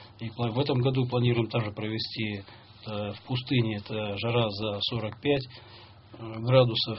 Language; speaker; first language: Russian; native; Russian